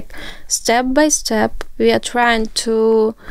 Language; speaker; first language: English; non-native, fluent; Ukrainian